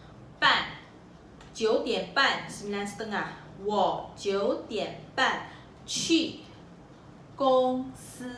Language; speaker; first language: Chinese; non-native, local second language; Malay